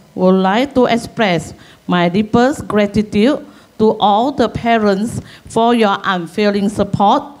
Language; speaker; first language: English; non-native, local second language; Chinese